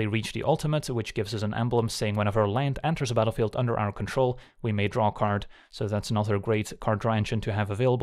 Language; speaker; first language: English; native; English